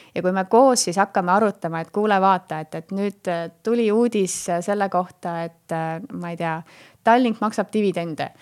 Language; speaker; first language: Estonian; native; Estonian